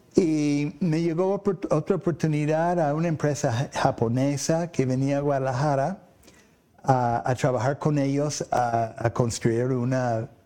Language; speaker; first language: Spanish; non-native, fluent; English